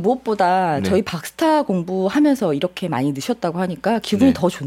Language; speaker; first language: Korean; native; Korean